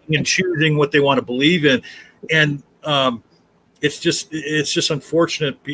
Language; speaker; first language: English; native; English